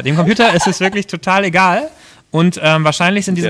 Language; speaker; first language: German; native; German